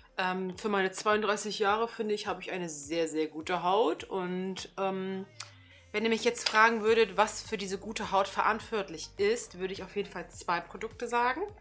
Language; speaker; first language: German; early bilingual, other home language; Turkish